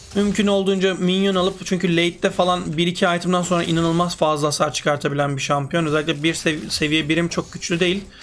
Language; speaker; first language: Turkish; native; Turkish